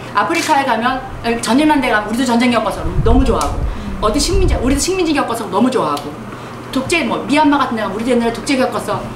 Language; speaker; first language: Korean; native; Korean